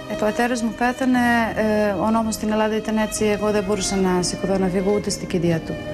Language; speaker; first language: Greek; non-native, fluent; Serbian